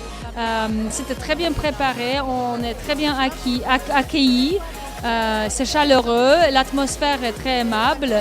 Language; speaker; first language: French; non-native, fluent; Polish